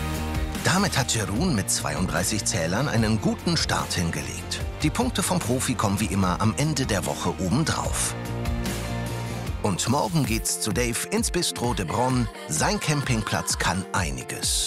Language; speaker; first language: German; native; German